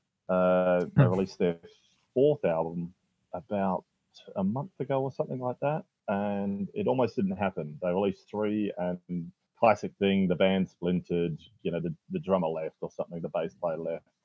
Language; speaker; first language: English; native; English